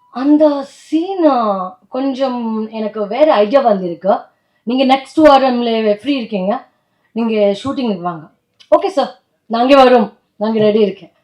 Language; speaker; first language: Tamil; non-native, learner; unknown